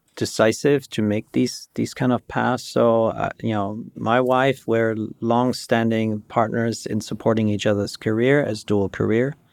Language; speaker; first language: English; non-native, fluent; German